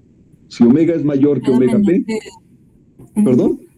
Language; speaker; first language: Spanish; native; Spanish